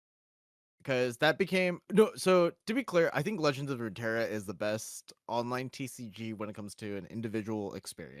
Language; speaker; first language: English; native; English